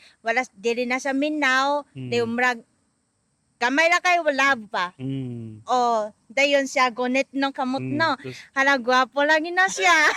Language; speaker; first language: Cebuano; non-native, learner; Japanese